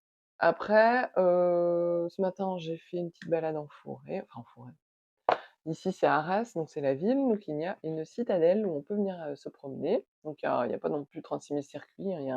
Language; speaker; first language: French; native; French